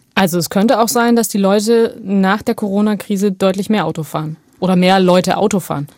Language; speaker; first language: German; native; German